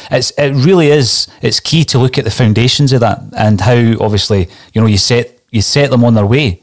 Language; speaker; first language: English; native; English